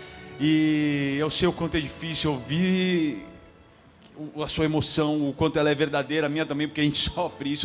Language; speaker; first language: Portuguese; native; Portuguese